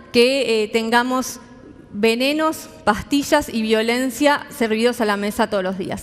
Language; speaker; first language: Spanish; native; Spanish